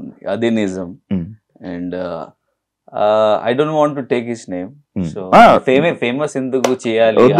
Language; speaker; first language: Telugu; non-native, local second language; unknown